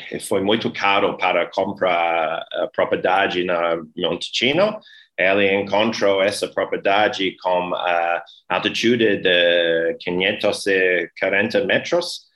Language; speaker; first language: Portuguese; non-native, learner; English